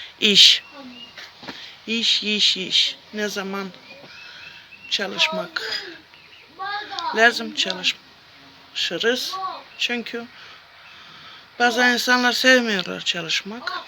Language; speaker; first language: Turkish; non-native, learner; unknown